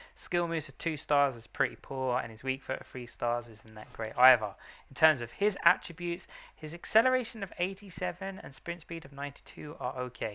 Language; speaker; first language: English; native; English